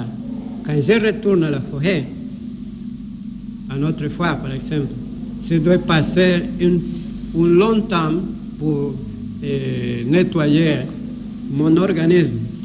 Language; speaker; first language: French; non-native, learner; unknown